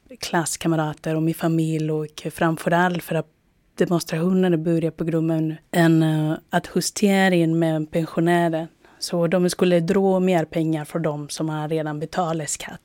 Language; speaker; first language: Swedish; non-native, fluent; Spanish